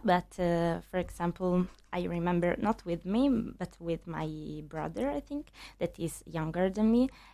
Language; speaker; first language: English; non-native, learner; Italian